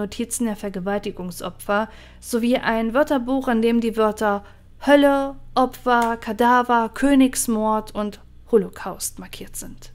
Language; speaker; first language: German; native; German